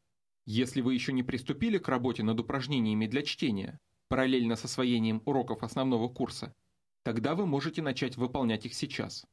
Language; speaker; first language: Russian; native; Russian